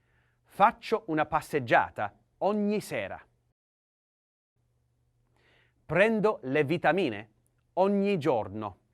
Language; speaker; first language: Italian; non-native, learner; English